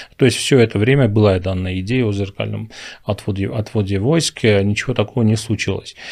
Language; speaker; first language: Russian; non-native, local second language; Armenian